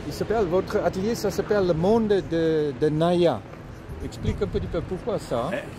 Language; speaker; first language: French; non-native, learner; Dutch